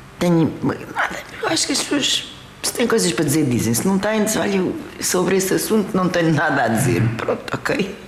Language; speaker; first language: Portuguese; early bilingual, other home language; French